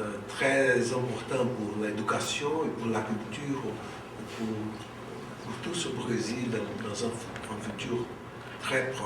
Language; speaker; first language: French; non-native, local second language; Portuguese